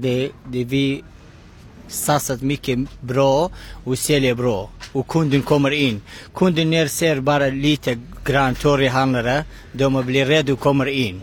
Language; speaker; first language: Swedish; non-native, learner; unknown